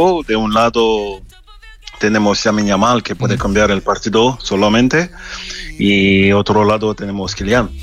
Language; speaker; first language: Spanish; non-native, fluent; French